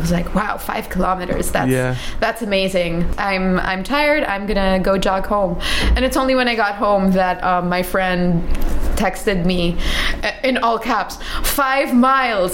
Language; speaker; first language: English; native; English